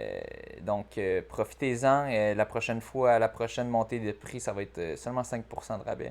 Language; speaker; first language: French; native; French